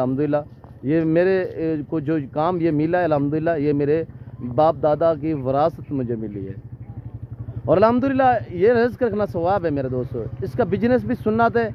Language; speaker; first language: Hindi; non-native, local second language; Saraiki